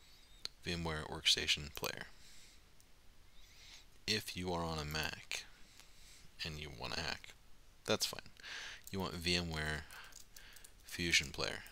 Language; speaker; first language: English; native; English